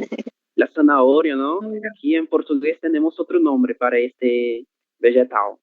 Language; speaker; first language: Spanish; non-native, fluent; Portuguese